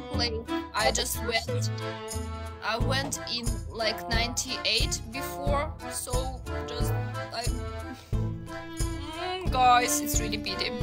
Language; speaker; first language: English; non-native, learner; Russian